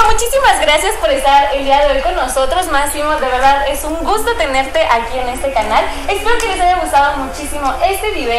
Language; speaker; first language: Spanish; native; Spanish